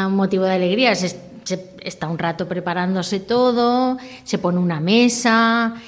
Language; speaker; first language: Spanish; non-native, local second language; Catalan